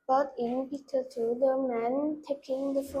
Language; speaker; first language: English; non-native, learner; Vietnamese